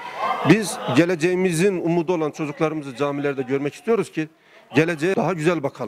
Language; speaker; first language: Turkish; native; Turkish